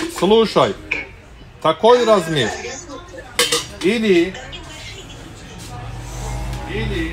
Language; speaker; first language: Russian; non-native, learner; Turkish